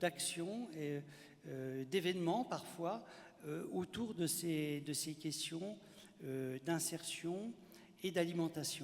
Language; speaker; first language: French; native; French